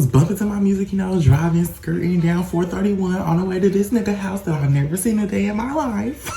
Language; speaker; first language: English; native; English